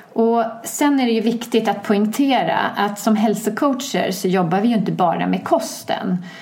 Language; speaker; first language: Swedish; native; Swedish